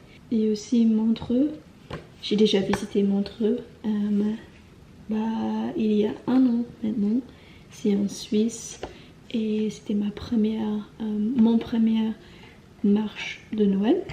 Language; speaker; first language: French; non-native, learner; English